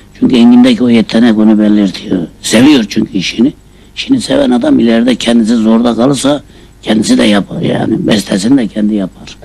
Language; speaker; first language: Turkish; native; Turkish